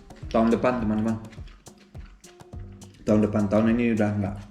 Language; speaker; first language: Indonesian; early bilingual, heritage; German